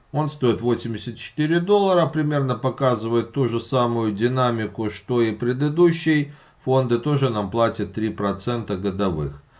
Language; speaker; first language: Russian; native; Russian